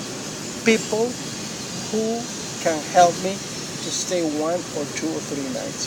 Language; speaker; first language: English; non-native, fluent; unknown